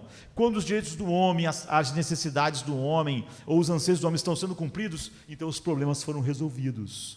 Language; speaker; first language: Portuguese; native; Portuguese